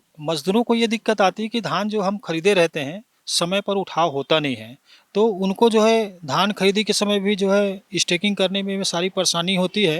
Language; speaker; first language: Hindi; non-native, local second language; Chhattisgarhi